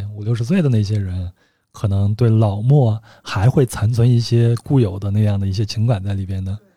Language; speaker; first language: Chinese; native; Chinese